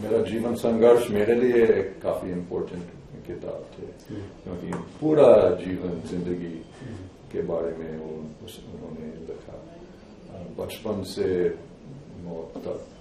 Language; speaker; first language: Hindi; non-native, fluent; English